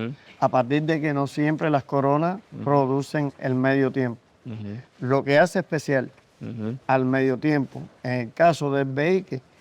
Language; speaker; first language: Spanish; native; Spanish